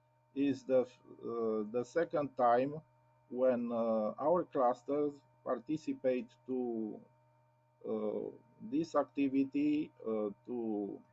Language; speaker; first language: English; non-native, learner; Romanian